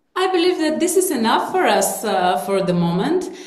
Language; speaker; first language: English; non-native, fluent; Bulgarian